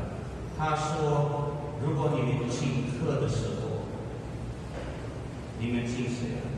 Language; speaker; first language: Chinese; non-native, fluent; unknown